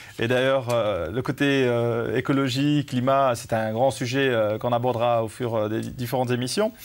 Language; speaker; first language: French; native; French